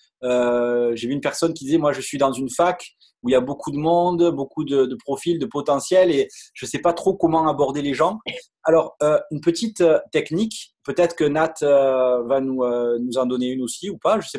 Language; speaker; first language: French; native; French